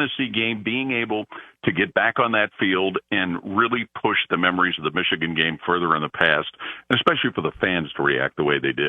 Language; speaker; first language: English; native; English